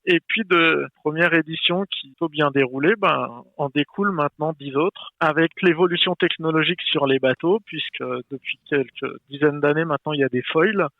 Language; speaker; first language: French; native; French